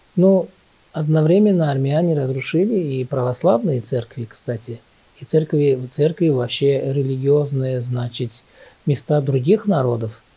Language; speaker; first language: Russian; non-native, local second language; Azerbaijani